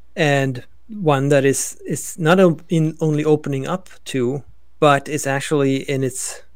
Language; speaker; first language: English; non-native, fluent; Swedish